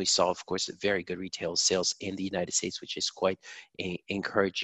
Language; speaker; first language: English; non-native, fluent; German